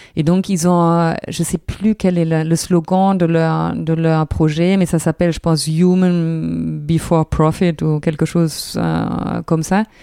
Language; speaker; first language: French; non-native, fluent; German